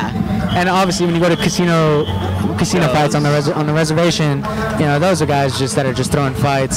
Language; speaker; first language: English; native; English